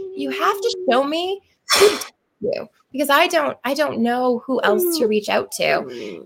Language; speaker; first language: English; native; English